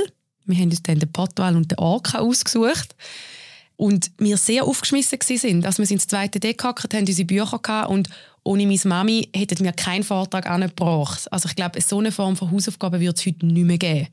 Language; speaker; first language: German; native; German